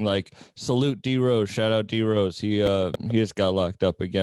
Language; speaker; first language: English; native; English